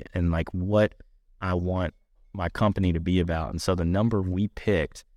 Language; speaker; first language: English; native; English